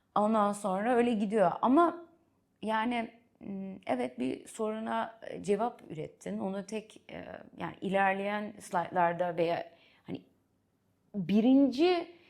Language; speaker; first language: Turkish; early bilingual, heritage; Turkish